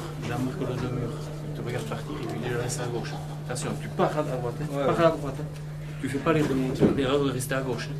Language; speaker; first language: French; native; French